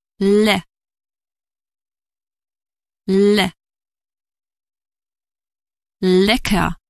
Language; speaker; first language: German; non-native, learner; Ukrainian